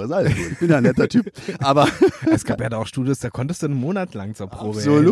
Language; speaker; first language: German; native; German